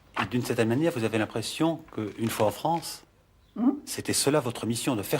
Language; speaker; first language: French; native; French